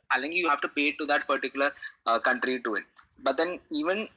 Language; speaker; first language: English; non-native, local second language; Malayalam